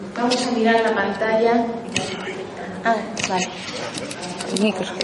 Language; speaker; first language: Spanish; native; Spanish